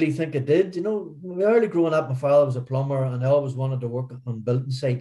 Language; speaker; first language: English; native; English